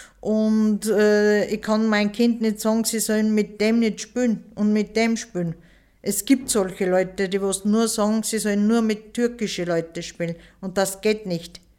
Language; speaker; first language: German; early bilingual, other home language; Turkish